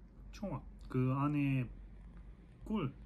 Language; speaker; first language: Korean; non-native, learner; English